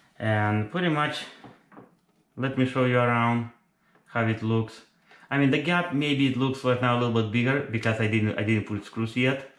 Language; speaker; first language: English; non-native, fluent; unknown